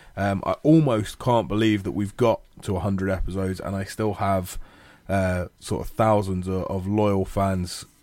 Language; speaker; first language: English; native; English